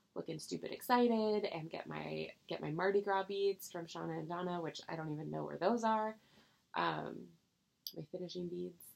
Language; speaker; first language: English; native; English